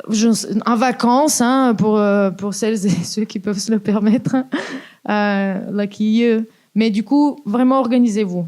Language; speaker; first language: French; native; French